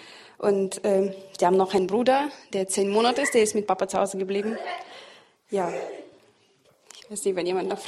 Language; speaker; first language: German; non-native, fluent; Russian